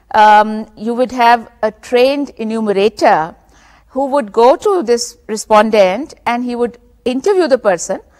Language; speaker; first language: English; non-native, local second language; Urdu